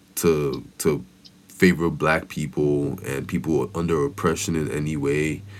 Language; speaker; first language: English; non-native, local second language; Yoruba